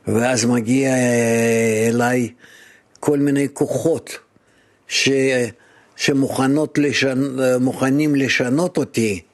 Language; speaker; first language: Hebrew; non-native, fluent; Russian